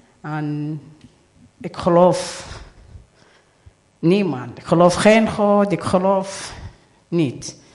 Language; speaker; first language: Dutch; non-native, learner; Arabic